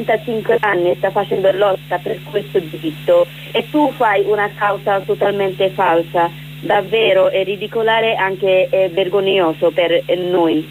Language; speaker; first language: Italian; non-native, learner; Bangla